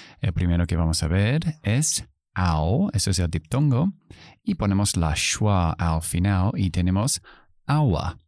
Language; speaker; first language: Spanish; non-native, fluent; English